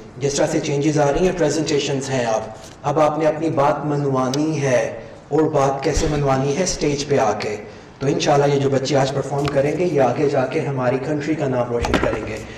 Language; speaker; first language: Urdu; non-native, local second language; Punjabi